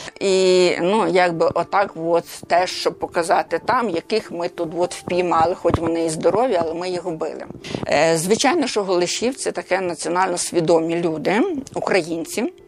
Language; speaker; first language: Ukrainian; native; Ukrainian